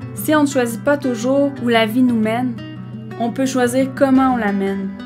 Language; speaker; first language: French; native; French